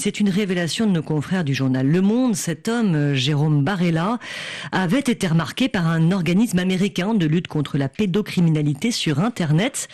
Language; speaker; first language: French; native; French